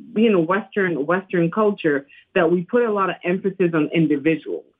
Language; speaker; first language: English; non-native, fluent; Spanish